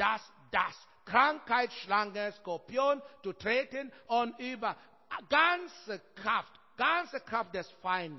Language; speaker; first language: German; non-native, learner; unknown